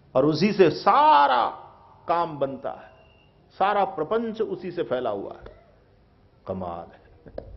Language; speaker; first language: Hindi; non-native, local second language; Gujarati